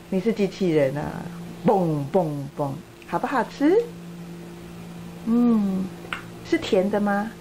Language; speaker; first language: Chinese; native; Chinese